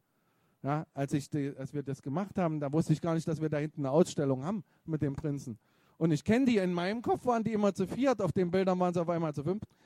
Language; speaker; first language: German; native; German